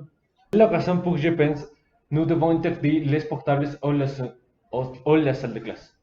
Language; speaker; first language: French; non-native, learner; Spanish